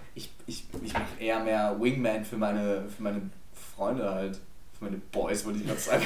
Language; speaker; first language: German; early bilingual, other home language; Polish